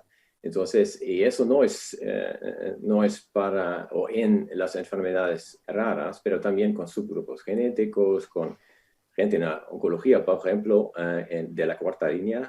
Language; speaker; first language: Spanish; non-native, fluent; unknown